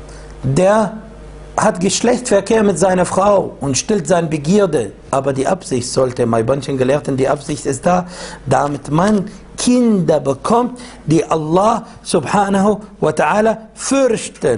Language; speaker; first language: German; non-native, fluent; Arabic